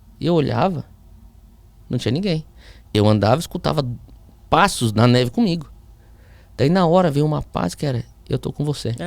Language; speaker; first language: Portuguese; early bilingual, heritage; Portuguese